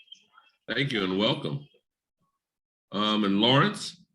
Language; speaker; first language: English; native; English